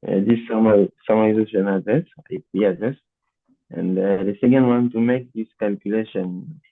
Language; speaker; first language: English; non-native, learner; Portuguese